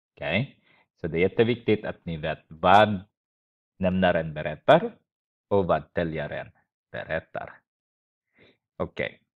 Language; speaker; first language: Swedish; non-native, fluent; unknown